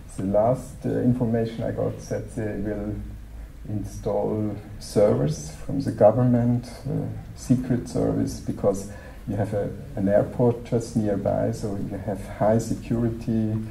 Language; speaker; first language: English; non-native, fluent; German